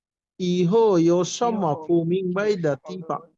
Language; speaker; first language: Chinese; non-native, learner; Bangla